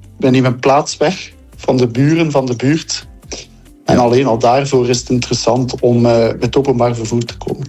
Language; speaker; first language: Dutch; native; Dutch